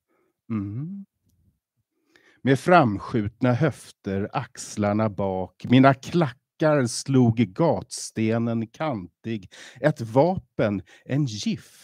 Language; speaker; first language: Swedish; native; Swedish